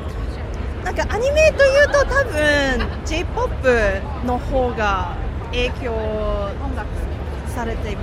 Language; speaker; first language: Japanese; non-native, learner; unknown